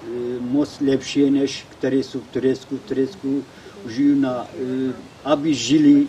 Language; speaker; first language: Czech; non-native, learner; Kurdish